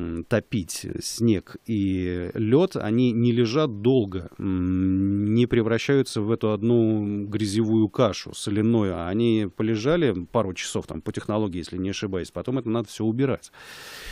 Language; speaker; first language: Russian; native; Russian